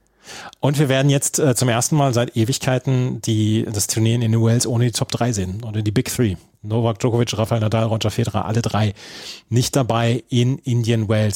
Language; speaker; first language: German; native; German